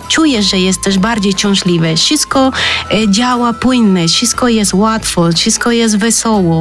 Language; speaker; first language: Polish; non-native, learner; Spanish